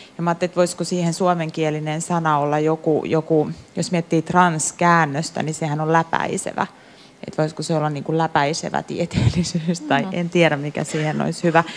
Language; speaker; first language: Finnish; native; Finnish